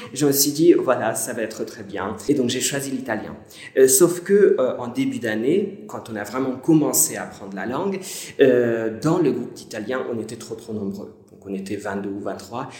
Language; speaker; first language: French; non-native, fluent; Hungarian